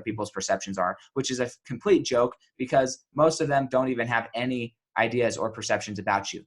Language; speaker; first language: English; native; English